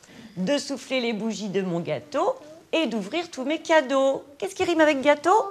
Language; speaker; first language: French; native; French